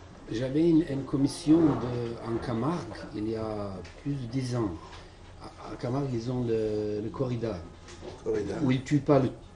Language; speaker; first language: French; non-native, fluent; Serbian